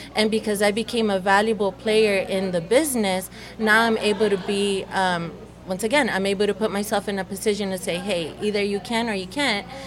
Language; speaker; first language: English; early bilingual, other home language; Spanish